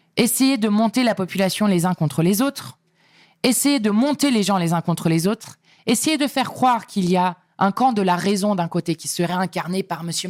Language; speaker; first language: French; native; French